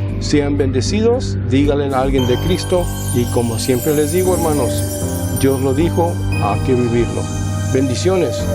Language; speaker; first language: Spanish; early bilingual, heritage; Spanish